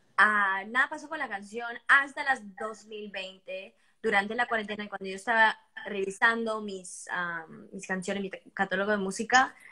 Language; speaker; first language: Spanish; early bilingual, heritage; Spanish